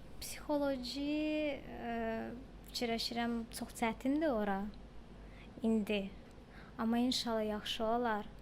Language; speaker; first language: Azerbaijani; early bilingual, heritage; Azerbaijani